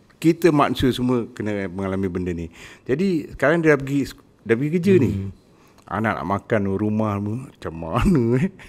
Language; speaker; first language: Malay; native; Malay